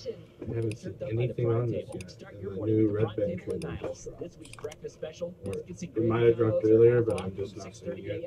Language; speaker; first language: English; native; English